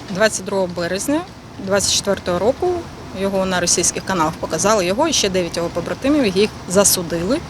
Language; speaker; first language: Ukrainian; non-native, local second language; Russian